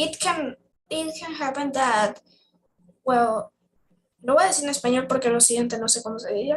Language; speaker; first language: Spanish; native; Spanish